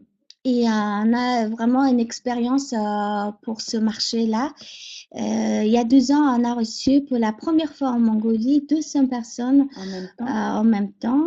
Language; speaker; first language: French; non-native, fluent; Mongolian